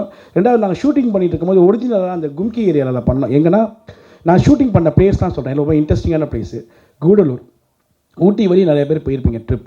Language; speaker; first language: Tamil; native; Tamil